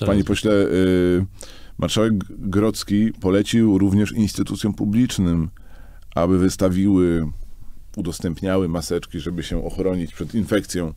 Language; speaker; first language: Polish; native; Polish